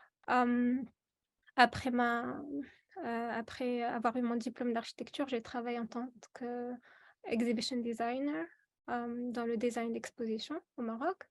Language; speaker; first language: French; non-native, local second language; Arabic